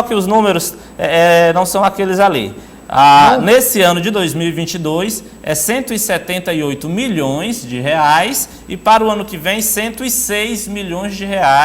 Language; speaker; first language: Portuguese; native; Portuguese